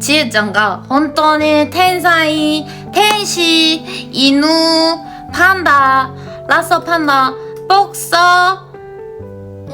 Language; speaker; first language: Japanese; non-native, learner; Korean